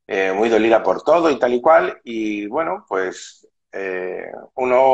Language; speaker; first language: Spanish; native; Spanish